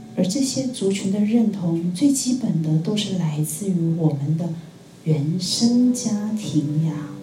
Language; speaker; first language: Chinese; native; Chinese